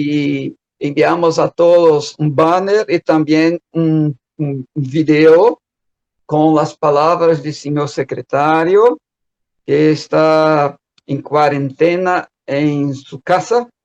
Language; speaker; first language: Spanish; non-native, fluent; Portuguese